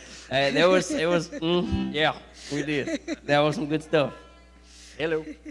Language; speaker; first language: English; early bilingual, other home language; French